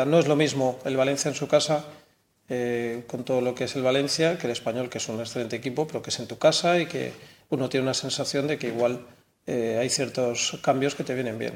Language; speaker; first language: Spanish; native; Spanish